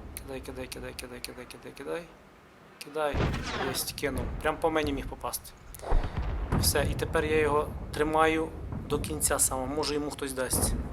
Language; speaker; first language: Ukrainian; non-native, local second language; Russian